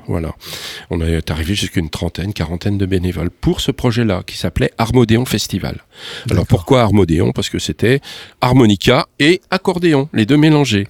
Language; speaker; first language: French; native; French